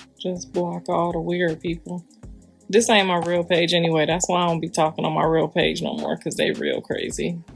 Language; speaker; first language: English; native; English